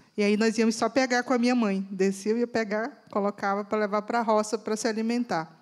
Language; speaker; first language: Portuguese; native; Portuguese